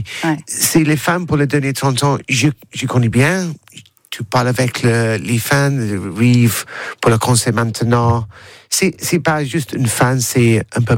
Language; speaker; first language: French; non-native, learner; English